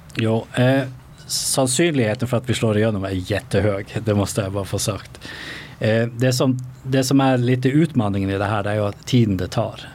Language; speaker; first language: Swedish; non-native, fluent; Norwegian